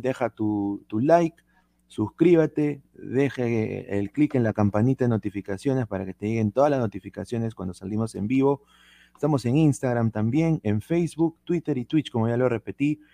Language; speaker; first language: Spanish; native; Spanish